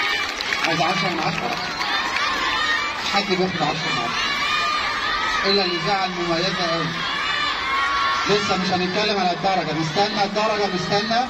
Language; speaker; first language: Arabic; native; Arabic